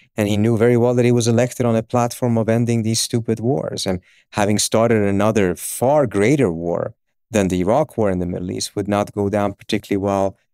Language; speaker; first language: English; early bilingual, other home language; Swedish